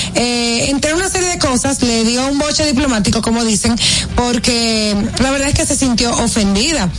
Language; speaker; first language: Spanish; native; Spanish